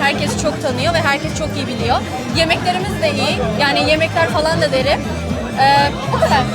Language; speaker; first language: Turkish; early bilingual, other home language; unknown